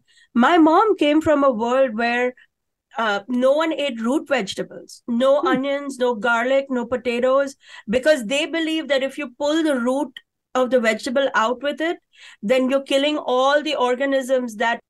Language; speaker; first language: English; non-native, local second language; Hindi